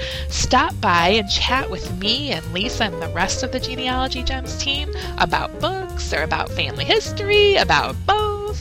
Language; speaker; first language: English; native; English